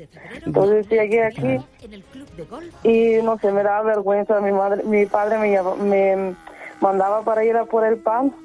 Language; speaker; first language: Spanish; non-native, fluent; Bulgarian